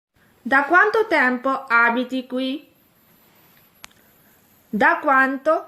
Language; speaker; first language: Italian; non-native, fluent; Urdu